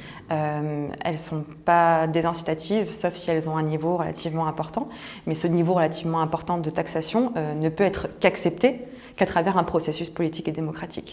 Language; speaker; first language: French; native; French